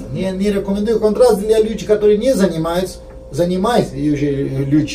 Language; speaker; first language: Russian; non-native, learner; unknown